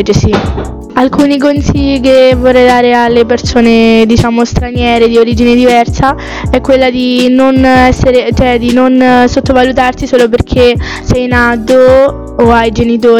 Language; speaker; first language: Italian; early bilingual, other home language; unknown